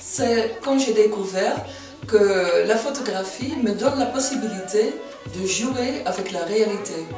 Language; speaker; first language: French; non-native, fluent; Dutch